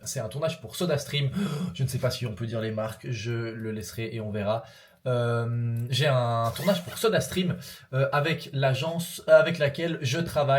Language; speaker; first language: French; native; French